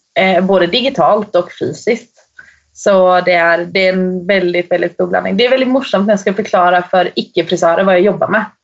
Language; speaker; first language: Swedish; native; Swedish